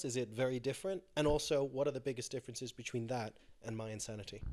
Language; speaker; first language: English; native; English